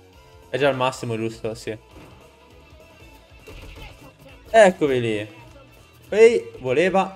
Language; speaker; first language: Italian; native; Italian